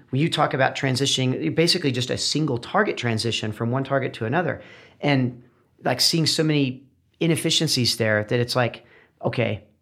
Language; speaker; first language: English; native; English